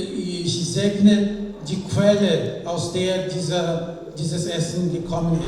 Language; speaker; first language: German; non-native, fluent; French